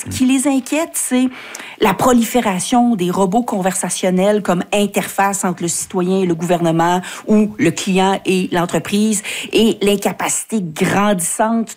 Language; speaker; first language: French; native; French